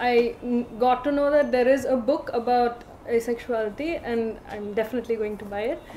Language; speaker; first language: English; early bilingual, other home language; Tamil